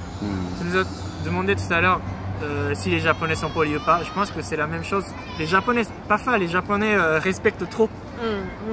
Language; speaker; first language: French; non-native, fluent; Japanese